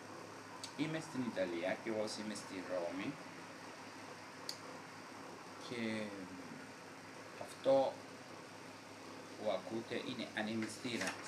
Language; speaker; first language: Greek; non-native, fluent; Italian